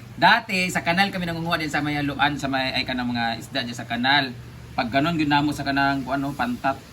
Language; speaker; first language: Filipino; non-native, local second language; Cebuano